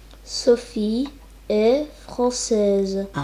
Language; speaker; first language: French; non-native, learner; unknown